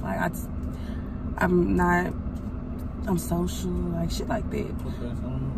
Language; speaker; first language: English; native; English